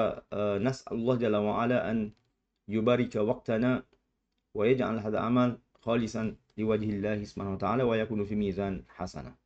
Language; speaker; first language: Arabic; non-native, fluent; Malay